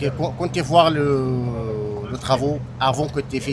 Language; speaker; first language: French; non-native, fluent; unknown